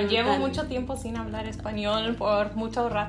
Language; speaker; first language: Spanish; non-native, fluent; English